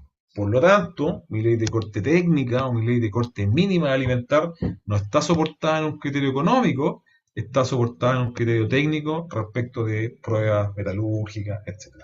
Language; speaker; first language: Spanish; native; Spanish